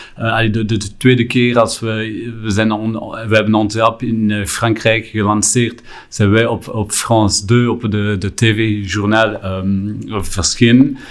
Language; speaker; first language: Dutch; non-native, local second language; French